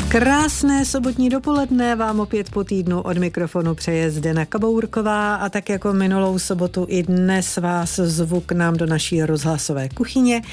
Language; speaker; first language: Czech; native; Czech